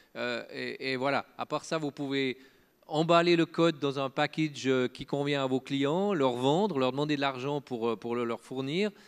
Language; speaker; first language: French; native; French